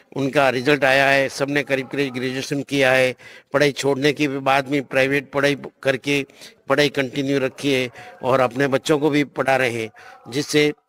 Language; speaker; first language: Hindi; native; Hindi